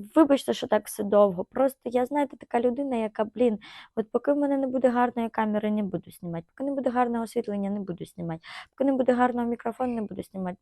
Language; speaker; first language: Ukrainian; non-native, local second language; Russian